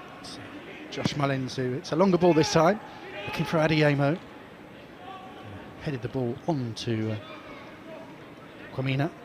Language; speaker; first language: English; native; English